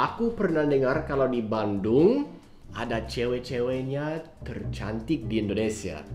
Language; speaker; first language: Indonesian; non-native, fluent; English